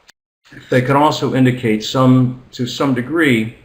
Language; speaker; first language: English; native; English